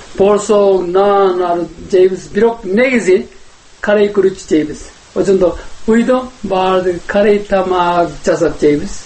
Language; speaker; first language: Kyrgyz; non-native, learner; Korean